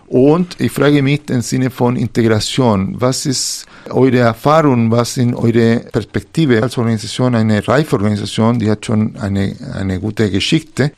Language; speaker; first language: German; non-native, fluent; Spanish